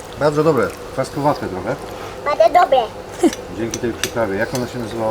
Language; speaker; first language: Polish; native; Polish